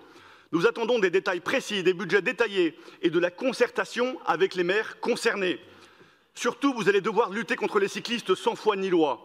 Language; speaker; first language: French; native; French